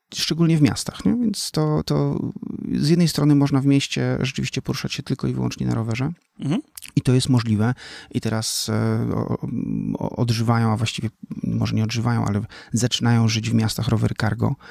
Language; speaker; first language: Polish; native; Polish